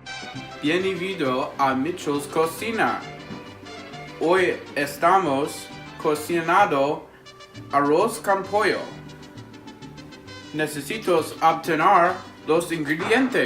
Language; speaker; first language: Spanish; non-native, learner; English